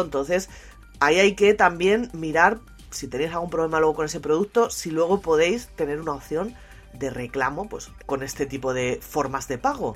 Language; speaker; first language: Spanish; native; Spanish